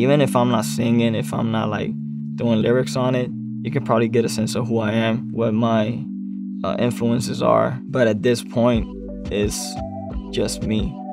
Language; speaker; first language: English; non-native, local second language; Spanish